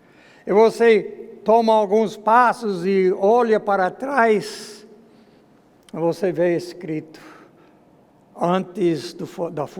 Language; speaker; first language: Portuguese; non-native, fluent; English